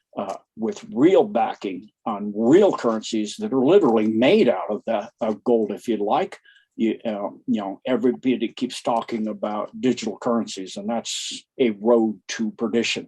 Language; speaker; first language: English; native; English